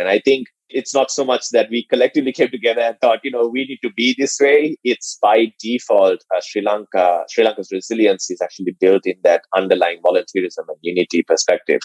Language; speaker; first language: English; non-native, local second language; Sinhala